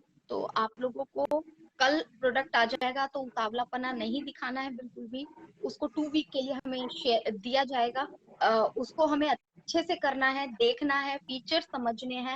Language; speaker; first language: Hindi; native; Hindi